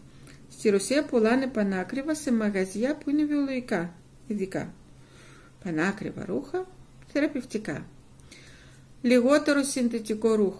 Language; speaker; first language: Greek; non-native, fluent; Russian